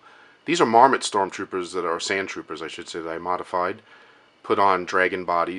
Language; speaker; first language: English; native; English